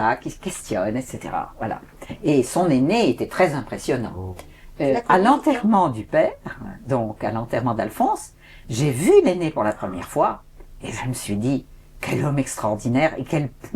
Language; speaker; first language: French; native; French